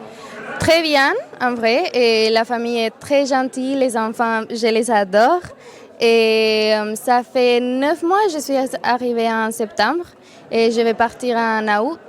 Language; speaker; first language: French; non-native, fluent; Spanish